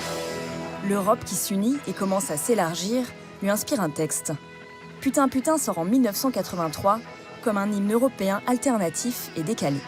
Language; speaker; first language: French; native; French